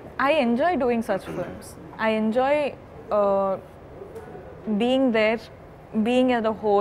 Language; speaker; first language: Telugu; non-native, local second language; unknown